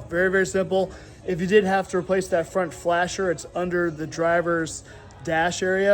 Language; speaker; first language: English; native; English